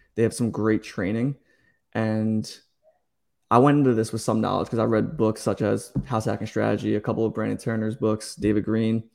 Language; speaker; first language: English; native; English